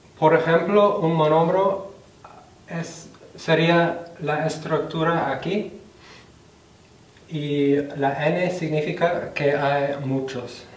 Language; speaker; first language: Spanish; non-native, fluent; English